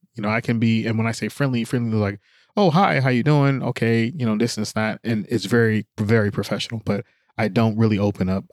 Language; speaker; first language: English; native; English